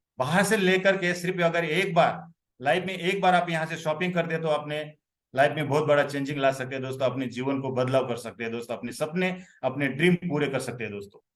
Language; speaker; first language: Hindi; non-native, local second language; Marathi